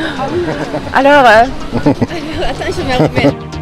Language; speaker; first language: French; native; French